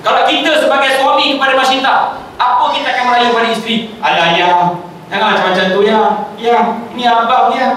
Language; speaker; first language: Malay; native; Malay